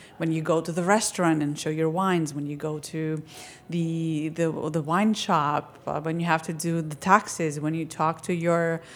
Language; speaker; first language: English; non-native, fluent; Greek